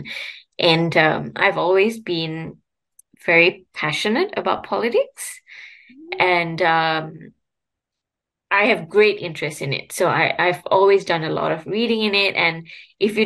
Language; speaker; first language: English; non-native, local second language; Tamil